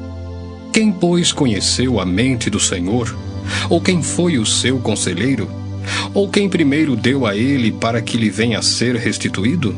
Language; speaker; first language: Portuguese; native; Portuguese